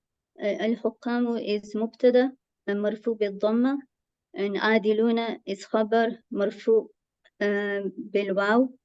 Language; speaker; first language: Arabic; non-native, learner; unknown